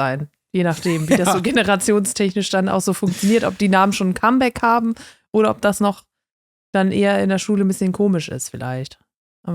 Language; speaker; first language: German; native; German